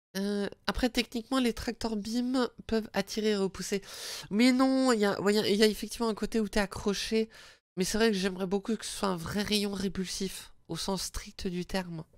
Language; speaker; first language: French; native; French